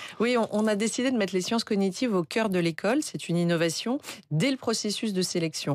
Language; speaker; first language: French; native; French